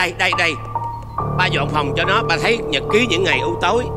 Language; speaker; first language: Vietnamese; native; Vietnamese